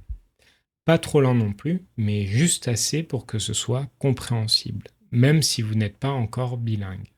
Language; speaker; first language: French; native; French